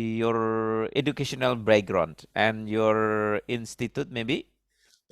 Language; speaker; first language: English; non-native, learner; Indonesian